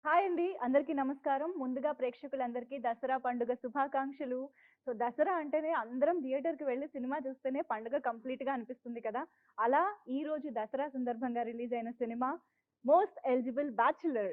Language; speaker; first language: Telugu; native; Telugu